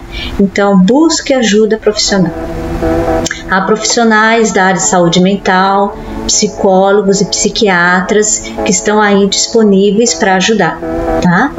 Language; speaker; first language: Portuguese; native; Portuguese